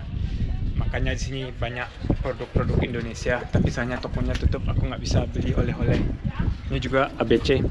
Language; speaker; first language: Indonesian; early bilingual, heritage; German